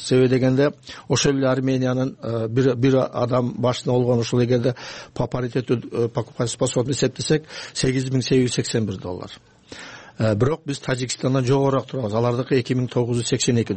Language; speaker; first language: Kyrgyz; native; Kyrgyz